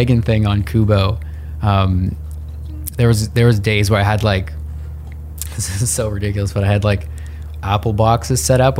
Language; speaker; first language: English; native; English